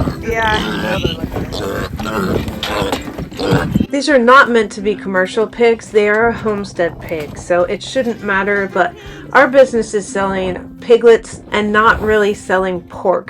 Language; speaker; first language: English; native; English